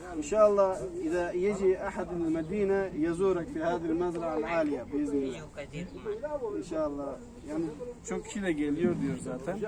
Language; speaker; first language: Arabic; non-native, fluent; Turkish